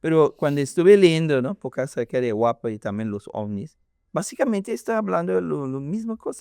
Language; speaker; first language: Spanish; non-native, learner; English